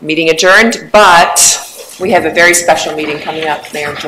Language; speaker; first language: English; native; English